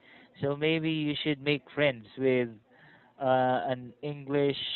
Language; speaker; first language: English; non-native, fluent; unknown